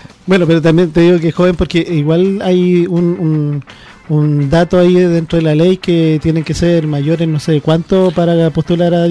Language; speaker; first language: Spanish; native; Spanish